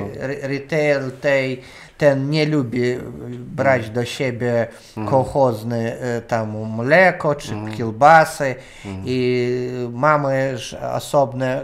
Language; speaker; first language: Polish; non-native, learner; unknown